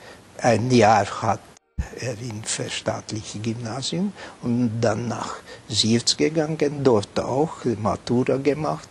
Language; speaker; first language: German; non-native, fluent; Hungarian